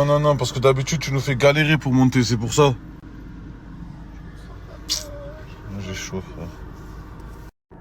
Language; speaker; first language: French; native; French